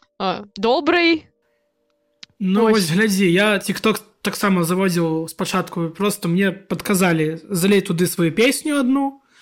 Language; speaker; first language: Belarusian; non-native, local second language; Russian